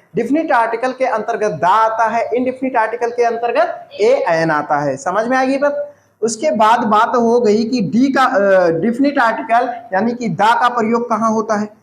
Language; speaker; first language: Hindi; native; Hindi